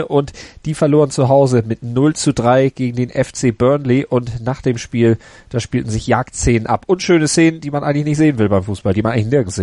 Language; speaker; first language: German; native; German